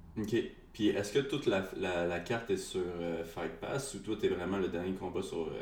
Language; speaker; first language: French; native; French